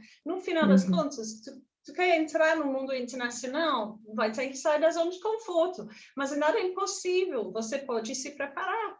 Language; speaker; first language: Portuguese; non-native, fluent; English